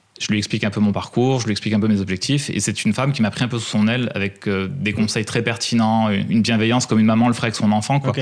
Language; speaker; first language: French; native; French